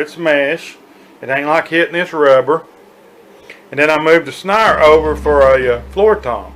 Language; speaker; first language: English; native; English